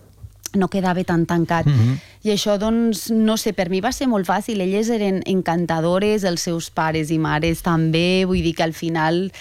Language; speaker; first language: Catalan; native; Catalan